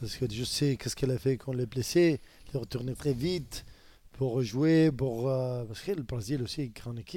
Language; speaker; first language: French; non-native, learner; Arabic